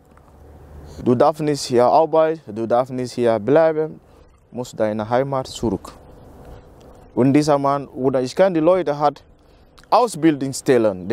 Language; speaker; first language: German; non-native, learner; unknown